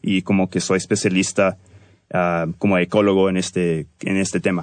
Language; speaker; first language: Spanish; early bilingual, heritage; Spanish